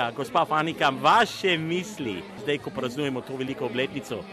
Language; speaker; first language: Slovenian; native; Slovenian